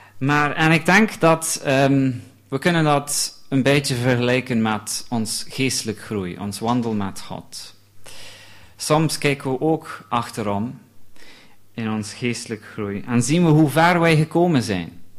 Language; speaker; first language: Dutch; non-native, fluent; English